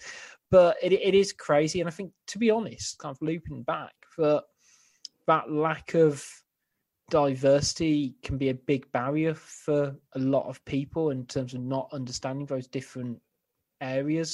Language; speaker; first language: English; native; English